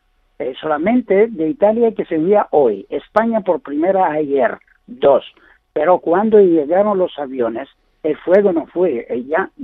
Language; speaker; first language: Spanish; non-native, learner; Greek